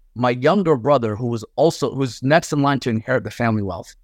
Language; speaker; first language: English; native; English